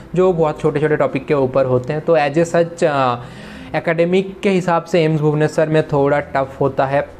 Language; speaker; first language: Hindi; non-native, local second language; Bangla